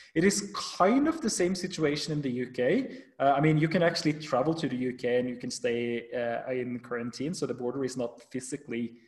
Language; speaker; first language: English; non-native, fluent; Norwegian